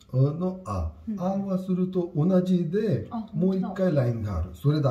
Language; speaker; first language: Japanese; non-native, learner; Hindi